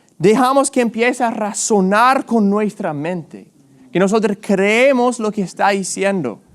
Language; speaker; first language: Spanish; non-native, fluent; English